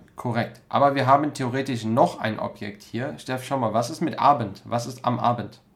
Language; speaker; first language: German; native; German